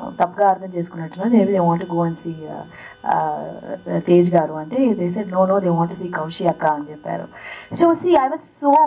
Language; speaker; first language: Telugu; early bilingual, heritage; Telugu